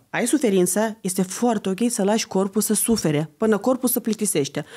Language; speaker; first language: Romanian; non-native, fluent; Lithuanian